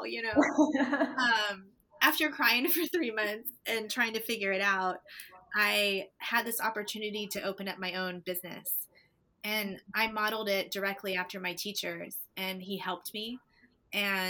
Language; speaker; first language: English; native; English